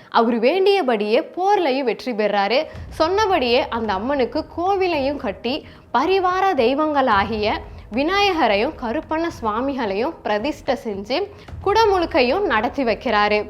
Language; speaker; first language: Tamil; native; Tamil